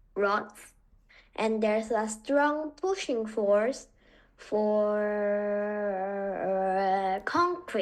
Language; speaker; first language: English; non-native, learner; Korean